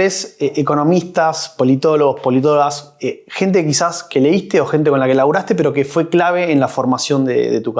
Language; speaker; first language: Spanish; native; Spanish